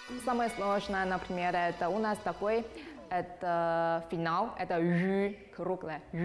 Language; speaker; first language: Russian; non-native, learner; Chinese